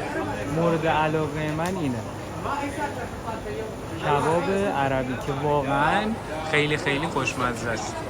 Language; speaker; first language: Persian; native; Persian